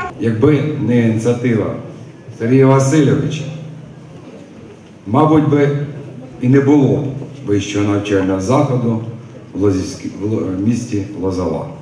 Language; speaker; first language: Ukrainian; native; Ukrainian